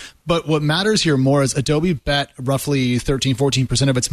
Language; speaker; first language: English; native; English